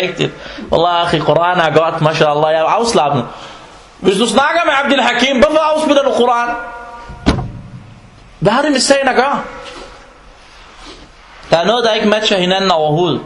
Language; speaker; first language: Danish; non-native, fluent; Arabic